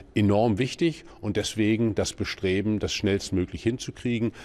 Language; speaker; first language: German; native; German